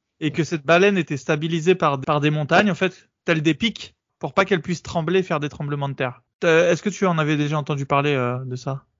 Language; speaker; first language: French; native; French